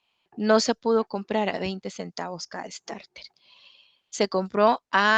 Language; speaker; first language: Spanish; native; Spanish